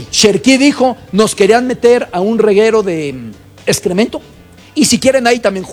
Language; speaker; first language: Spanish; native; Spanish